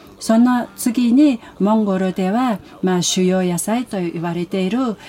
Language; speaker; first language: Japanese; non-native, fluent; Mongolian